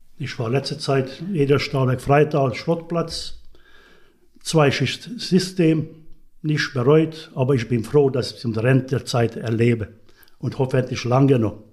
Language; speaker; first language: German; non-native, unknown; Hungarian